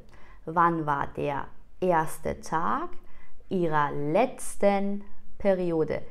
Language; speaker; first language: German; non-native, fluent; Persian